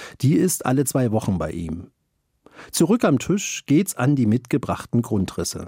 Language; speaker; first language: German; native; German